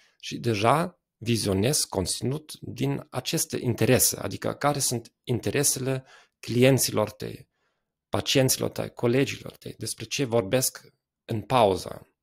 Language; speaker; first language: Romanian; non-native, fluent; German